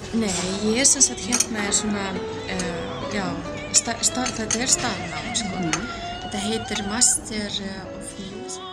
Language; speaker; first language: Icelandic; non-native, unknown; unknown